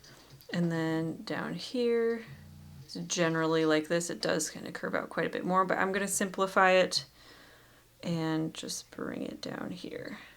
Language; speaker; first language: English; native; English